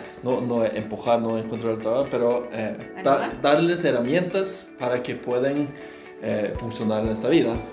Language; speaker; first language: Spanish; non-native, fluent; Norwegian